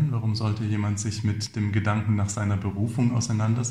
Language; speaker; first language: German; native; German